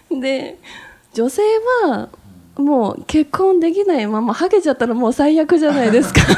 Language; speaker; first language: Japanese; non-native, fluent; Chinese